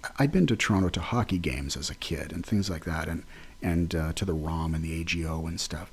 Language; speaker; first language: English; native; English